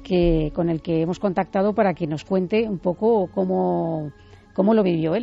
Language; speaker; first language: Spanish; native; Spanish